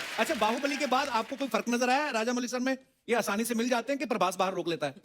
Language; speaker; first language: Hindi; non-native, local second language; Punjabi